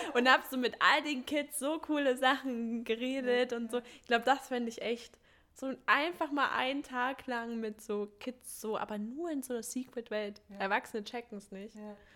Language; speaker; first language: German; early bilingual, other home language; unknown